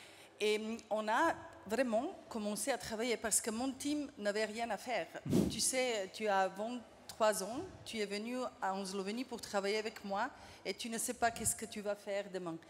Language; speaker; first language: French; non-native, fluent; Slovenian